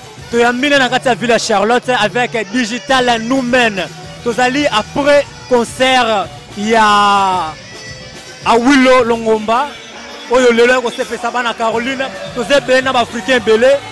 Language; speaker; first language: French; non-native, local second language; Lingala